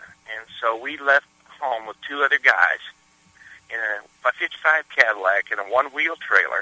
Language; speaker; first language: English; native; English